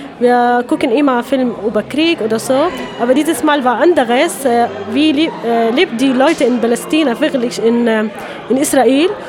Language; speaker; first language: German; non-native, learner; Arabic